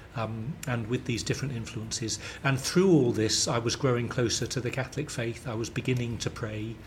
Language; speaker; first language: English; native; English